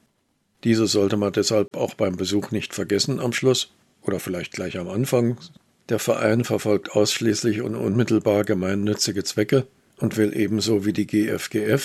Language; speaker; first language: German; native; German